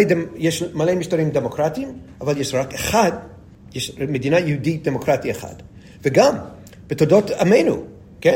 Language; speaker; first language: Hebrew; non-native, fluent; English